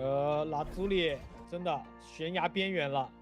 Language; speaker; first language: Chinese; native; Chinese